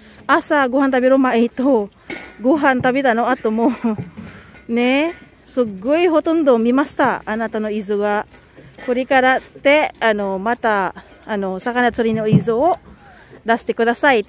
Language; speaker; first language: Japanese; non-native, learner; Filipino